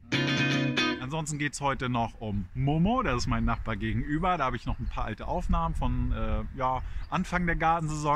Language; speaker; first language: German; native; German